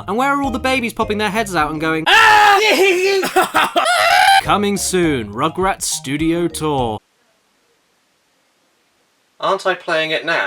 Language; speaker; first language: English; native; English